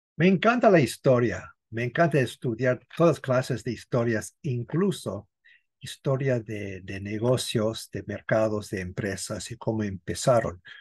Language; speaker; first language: Spanish; non-native, fluent; English